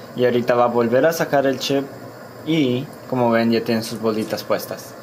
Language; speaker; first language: Spanish; early bilingual, heritage; Spanish